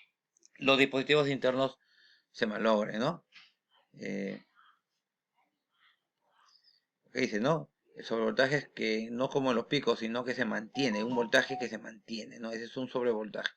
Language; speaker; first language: Spanish; native; Spanish